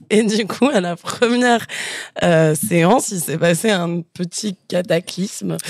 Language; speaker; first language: French; native; French